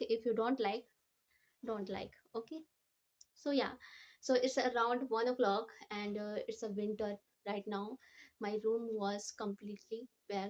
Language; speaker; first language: English; non-native, learner; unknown